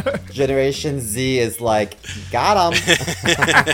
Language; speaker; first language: English; native; English